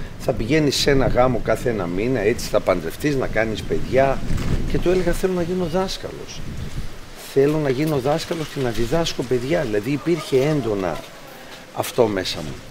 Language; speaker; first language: Greek; early bilingual, other home language; English